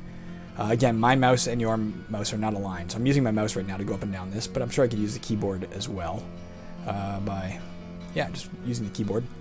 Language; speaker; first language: English; native; English